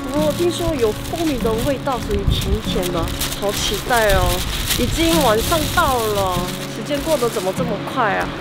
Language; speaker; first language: Chinese; non-native, fluent; Korean